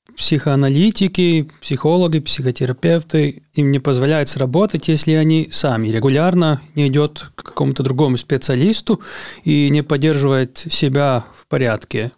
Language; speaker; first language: Russian; non-native, local second language; Latvian